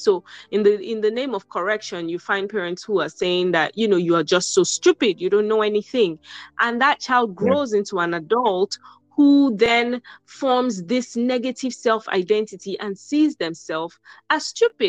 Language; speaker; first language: English; non-native, local second language; Yoruba